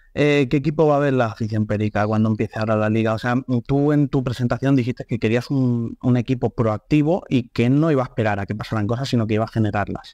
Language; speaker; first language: Spanish; non-native, local second language; Catalan